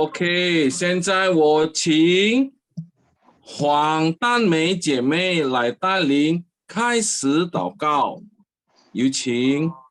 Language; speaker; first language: Chinese; early bilingual, heritage; Chinese